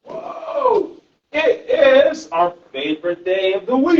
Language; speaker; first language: English; native; English